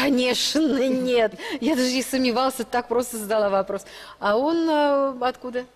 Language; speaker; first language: Russian; native; Russian